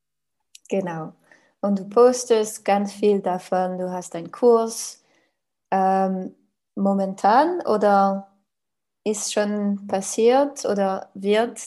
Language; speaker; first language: German; non-native, learner; French